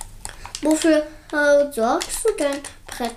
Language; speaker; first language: German; native; German